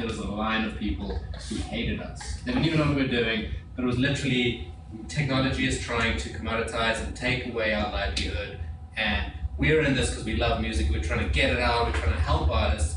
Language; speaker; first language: English; native; English